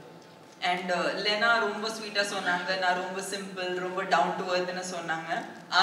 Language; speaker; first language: Tamil; non-native, fluent; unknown